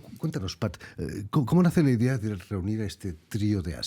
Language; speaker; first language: Spanish; native; Spanish